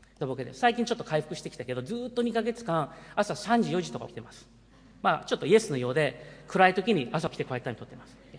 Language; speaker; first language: Japanese; early bilingual, heritage; Japanese